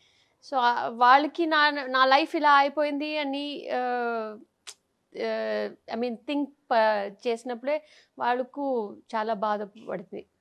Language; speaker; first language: Telugu; non-native, local second language; Tamil